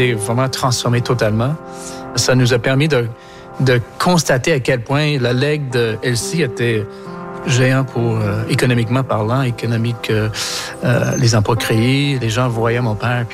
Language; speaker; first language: French; non-native, local second language; English